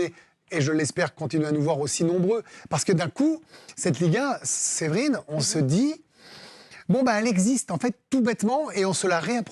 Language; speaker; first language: French; native; French